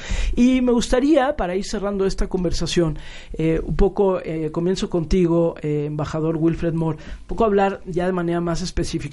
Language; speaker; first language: Spanish; native; Spanish